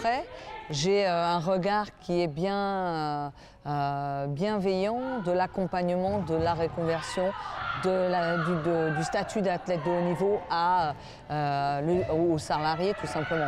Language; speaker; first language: French; native; French